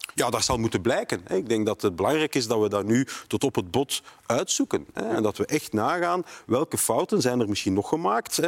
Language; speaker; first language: Dutch; native; Dutch